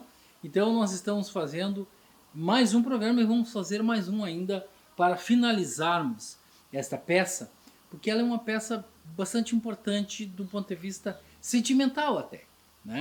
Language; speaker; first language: Portuguese; native; Portuguese